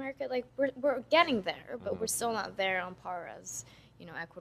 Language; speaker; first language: English; non-native, fluent; Dutch